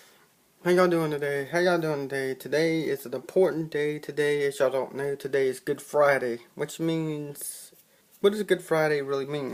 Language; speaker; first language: English; native; English